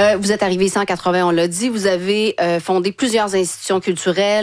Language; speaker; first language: French; native; French